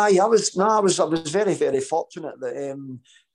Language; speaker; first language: English; native; English